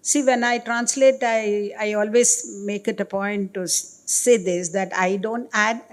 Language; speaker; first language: English; non-native, local second language; Kannada